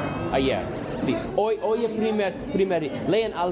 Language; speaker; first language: Spanish; non-native, learner; English